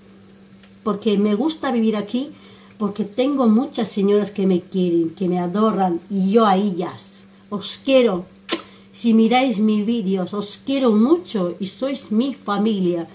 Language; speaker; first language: Spanish; non-native, fluent; Armenian